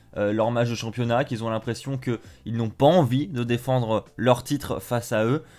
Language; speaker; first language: French; native; French